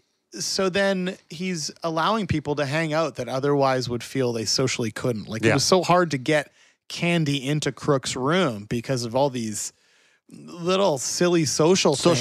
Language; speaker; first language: English; native; English